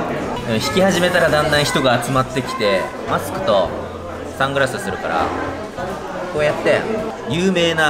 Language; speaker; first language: Japanese; native; Japanese